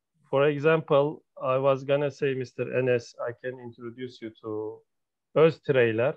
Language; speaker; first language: English; non-native, fluent; Turkish